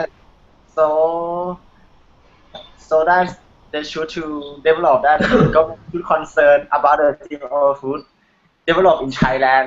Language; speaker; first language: English; non-native, learner; Thai